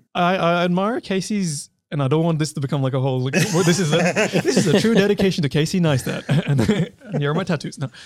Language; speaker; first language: English; non-native, local second language; Hindi